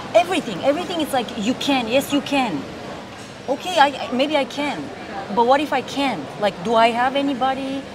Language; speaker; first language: English; non-native, fluent; Bulgarian